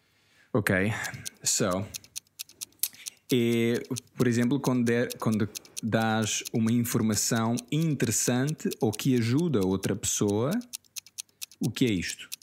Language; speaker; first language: Portuguese; non-native, fluent; English